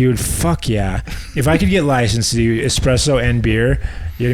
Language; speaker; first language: English; native; English